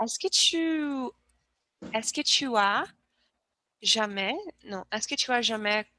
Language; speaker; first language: French; non-native, learner; Portuguese